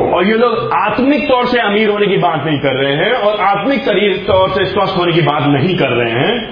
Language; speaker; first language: Hindi; native; Hindi